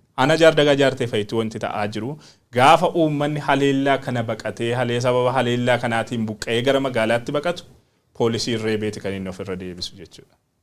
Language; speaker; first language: Oromo; native; Oromo